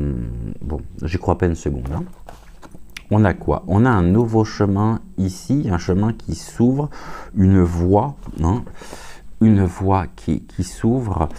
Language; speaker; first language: French; native; French